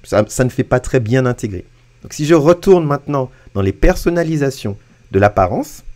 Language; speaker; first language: French; native; French